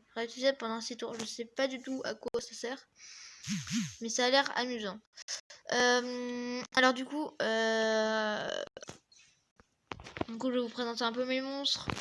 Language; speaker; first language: French; native; French